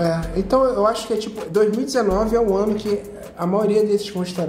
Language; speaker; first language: Portuguese; native; Portuguese